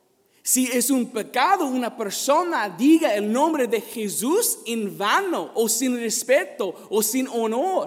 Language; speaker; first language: Spanish; non-native, fluent; English